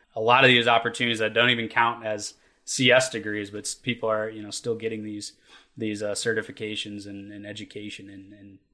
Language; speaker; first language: English; native; English